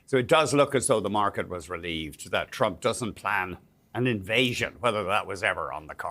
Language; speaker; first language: English; native; English